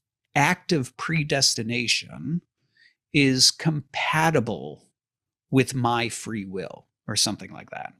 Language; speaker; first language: English; native; English